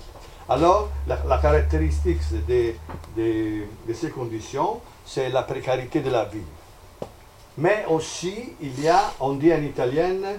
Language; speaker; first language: French; non-native, fluent; Italian